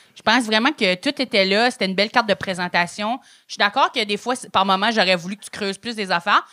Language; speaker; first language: French; native; French